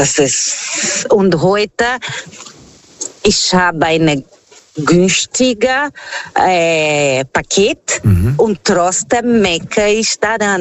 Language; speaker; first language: German; non-native, fluent; Portuguese